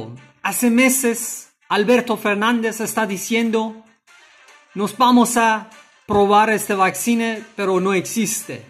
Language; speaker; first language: Spanish; non-native, fluent; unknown